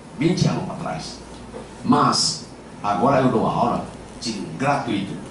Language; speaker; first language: Portuguese; non-native, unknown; Chinese